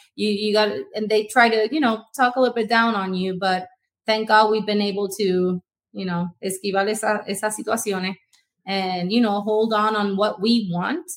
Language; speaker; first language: English; non-native, local second language; Spanish